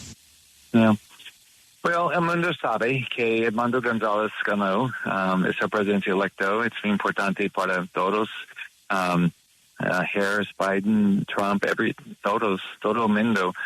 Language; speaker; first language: Spanish; non-native, learner; English